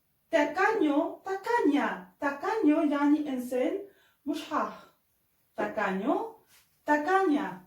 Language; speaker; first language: Spanish; non-native, fluent; Arabic